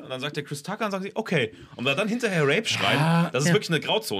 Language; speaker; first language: German; native; German